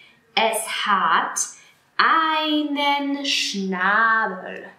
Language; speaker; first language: German; non-native, fluent; Polish